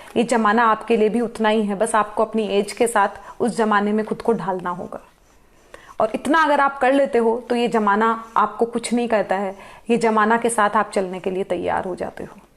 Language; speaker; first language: Hindi; native; Hindi